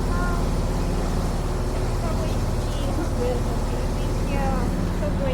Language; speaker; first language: English; non-native, learner; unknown